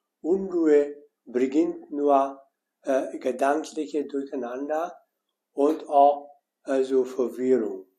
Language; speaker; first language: German; non-native, learner; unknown